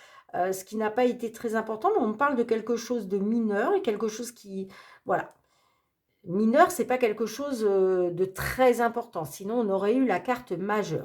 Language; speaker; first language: French; native; French